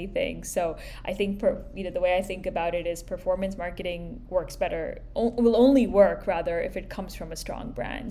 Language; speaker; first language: English; non-native, local second language; Hindi